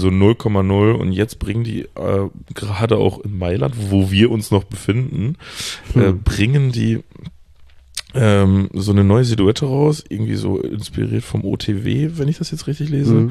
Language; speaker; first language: German; native; German